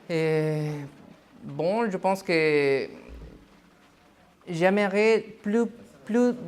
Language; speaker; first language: French; non-native, fluent; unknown